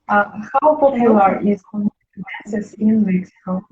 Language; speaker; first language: English; non-native, learner; Russian